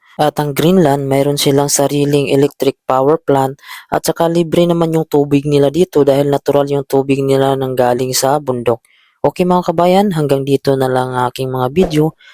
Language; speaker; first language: Filipino; native; Filipino